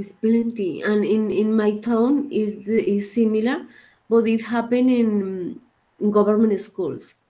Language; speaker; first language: English; non-native, learner; Spanish